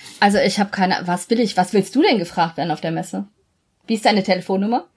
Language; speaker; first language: German; native; German